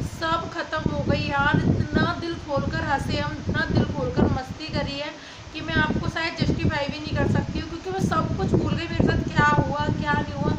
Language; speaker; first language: Hindi; native; Hindi